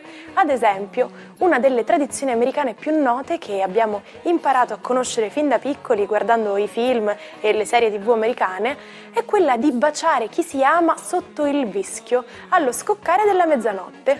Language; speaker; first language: Italian; native; Italian